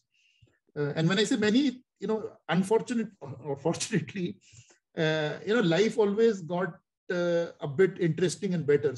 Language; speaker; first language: English; non-native, local second language; Hindi